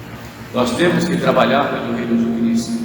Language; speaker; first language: Portuguese; native; Portuguese